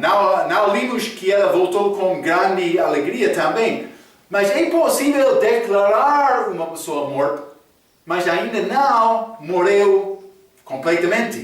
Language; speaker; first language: Portuguese; non-native, fluent; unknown